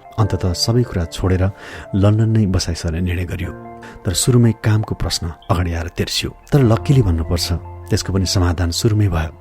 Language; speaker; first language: Nepali; native; Nepali